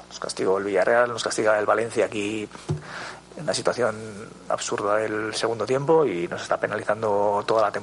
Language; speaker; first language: Spanish; native; Spanish